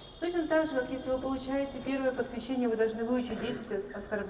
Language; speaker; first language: Russian; native; Russian